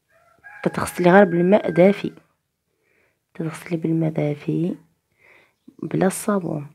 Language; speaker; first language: Arabic; native; Arabic